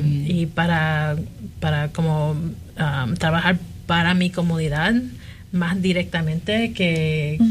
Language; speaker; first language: Spanish; early bilingual, heritage; Spanish